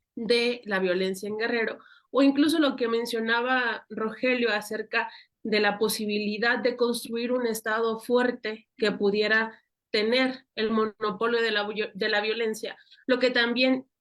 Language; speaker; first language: Spanish; native; Spanish